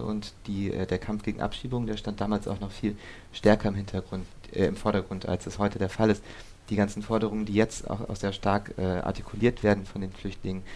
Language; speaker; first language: German; native; German